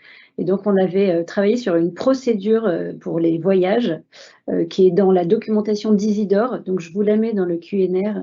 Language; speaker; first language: French; native; French